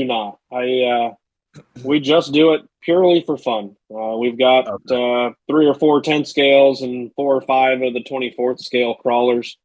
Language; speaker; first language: English; native; English